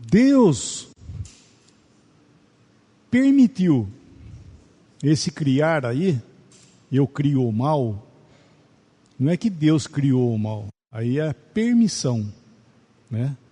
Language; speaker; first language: Portuguese; native; Portuguese